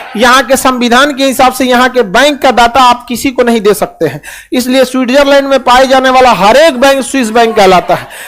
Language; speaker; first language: Hindi; native; Hindi